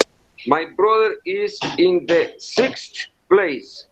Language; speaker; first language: English; non-native, learner; Spanish